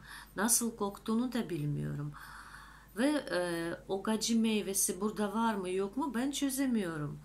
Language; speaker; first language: Turkish; non-native, fluent; Russian